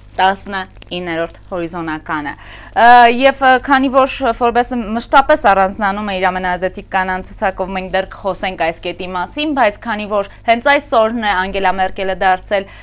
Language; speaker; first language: Armenian; native; Armenian